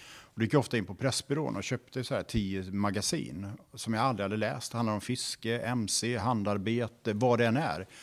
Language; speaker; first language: Swedish; native; Swedish